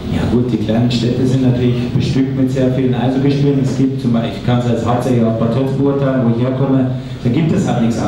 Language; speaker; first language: German; native; German